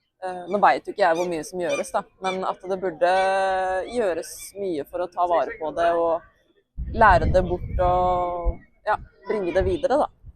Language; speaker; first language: Norwegian; native; Norwegian